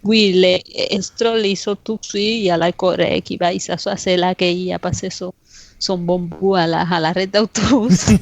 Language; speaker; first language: French; non-native, fluent; Spanish